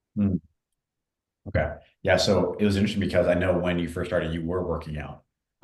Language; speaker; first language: English; native; English